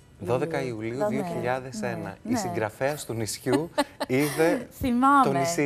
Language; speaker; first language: Greek; native; Greek